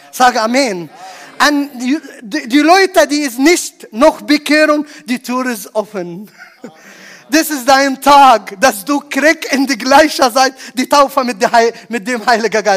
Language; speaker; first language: German; non-native, learner; Arabic